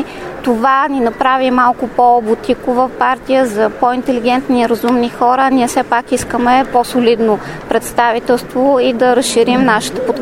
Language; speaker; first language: Bulgarian; native; Bulgarian